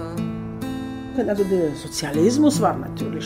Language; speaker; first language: German; non-native, fluent; Georgian